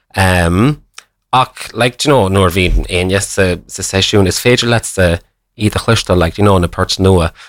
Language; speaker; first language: Irish; non-native, local second language; English